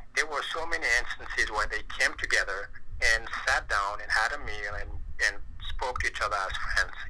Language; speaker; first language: English; non-native, fluent; French